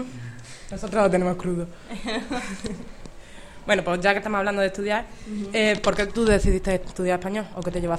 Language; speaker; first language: Spanish; native; Spanish